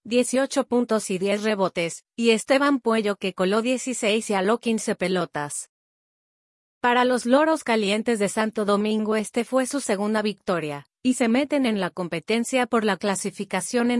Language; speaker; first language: Spanish; native; Spanish